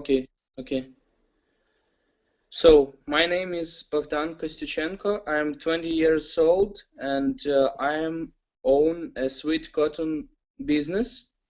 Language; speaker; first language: English; non-native, learner; Ukrainian